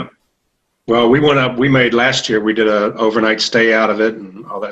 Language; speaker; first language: English; native; English